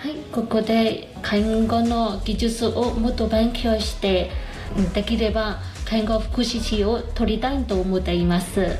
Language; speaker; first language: Japanese; non-native, learner; Burmese